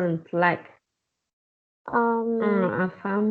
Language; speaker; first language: English; non-native, learner; Vietnamese